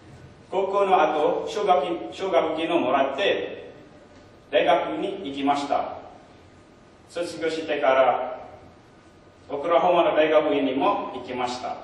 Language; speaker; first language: Japanese; non-native, learner; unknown